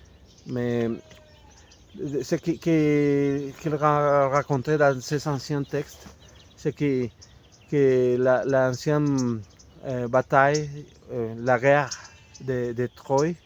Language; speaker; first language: French; non-native, fluent; Spanish